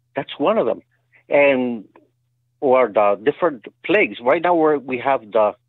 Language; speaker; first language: English; native; English